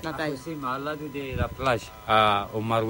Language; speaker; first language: Spanish; non-native, learner; Arabic